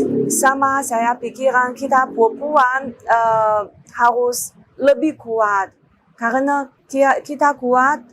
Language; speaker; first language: Indonesian; non-native, learner; Chinese